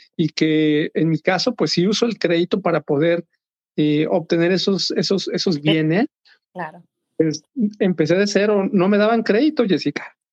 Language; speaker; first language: Spanish; native; Spanish